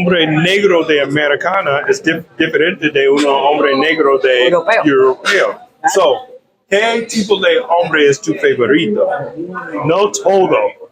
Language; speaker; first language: Spanish; non-native, learner; English